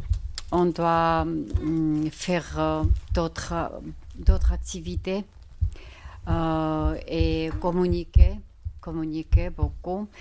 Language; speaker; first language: French; non-native, learner; Georgian